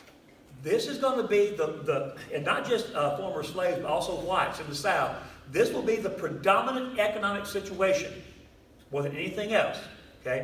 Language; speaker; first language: English; native; English